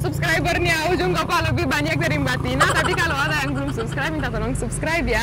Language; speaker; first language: Indonesian; non-native, fluent; Romanian